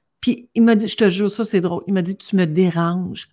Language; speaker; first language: French; native; French